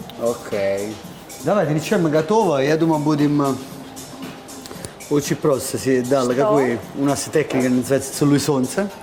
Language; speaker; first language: Russian; non-native, learner; Italian